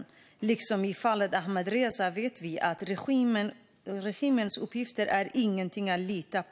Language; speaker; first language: Swedish; non-native, fluent; Kurdish